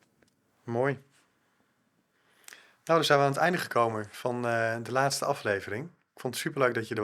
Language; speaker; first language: Dutch; native; Dutch